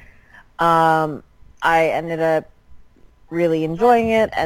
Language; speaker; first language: English; early bilingual, other home language; Filipino